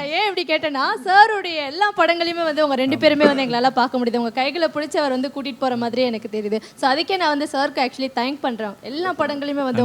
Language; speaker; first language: Tamil; native; Tamil